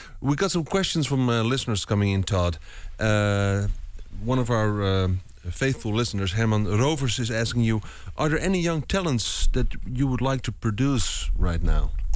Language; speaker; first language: English; non-native, fluent; Dutch